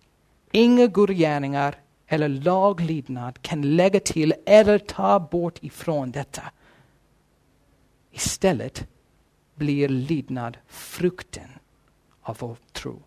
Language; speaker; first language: Swedish; non-native, fluent; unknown